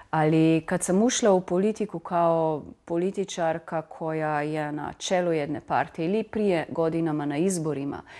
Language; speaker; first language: Serbian; non-native, fluent; Slovenian